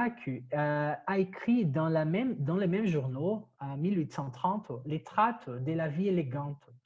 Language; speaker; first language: French; non-native, fluent; Portuguese